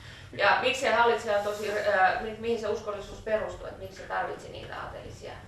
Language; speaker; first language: Finnish; native; Finnish